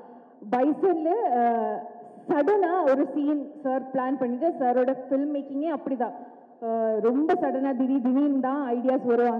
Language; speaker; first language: Tamil; non-native, local second language; Malayalam